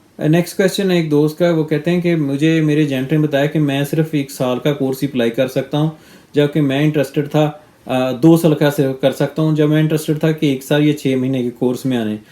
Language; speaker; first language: Urdu; non-native, local second language; Punjabi